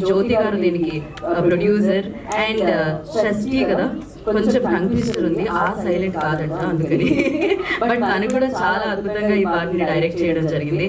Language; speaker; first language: Telugu; native; Telugu